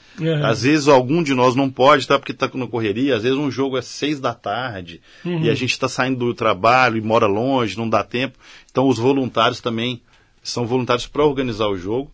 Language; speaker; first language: Portuguese; native; Portuguese